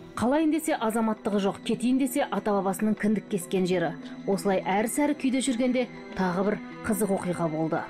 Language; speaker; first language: Kazakh; native; Kazakh